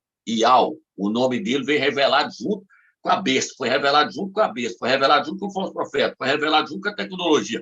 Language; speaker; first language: Portuguese; native; Portuguese